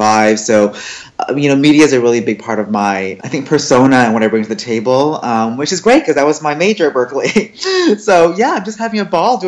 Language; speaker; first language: English; early bilingual, other home language; Chinese